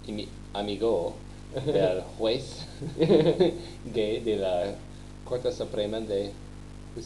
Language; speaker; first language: Spanish; non-native, learner; English